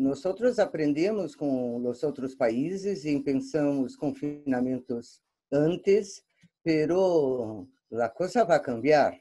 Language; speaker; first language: Spanish; non-native, fluent; Portuguese